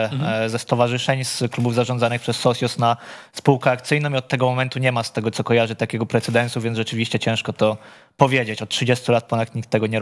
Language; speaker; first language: Polish; native; Polish